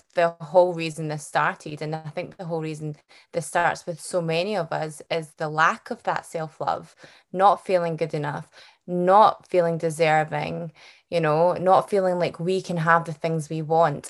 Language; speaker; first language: English; native; English